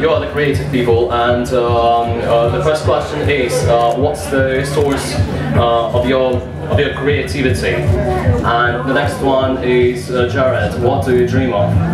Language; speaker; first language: English; non-native, fluent; Russian